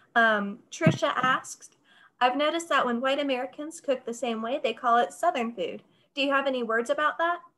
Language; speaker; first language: English; native; English